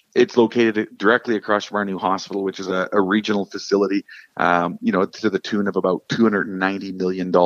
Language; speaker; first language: English; native; English